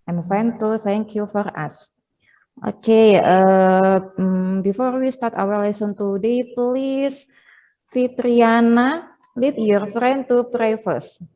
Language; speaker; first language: English; non-native, fluent; Indonesian